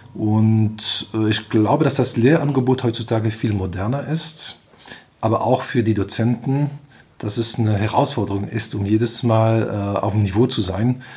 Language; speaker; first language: German; non-native, fluent; French